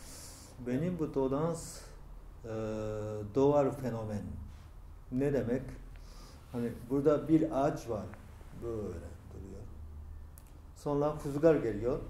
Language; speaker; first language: Turkish; non-native, learner; Japanese